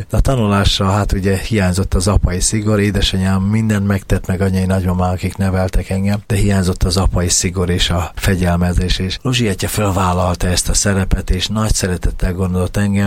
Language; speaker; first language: Hungarian; native; Hungarian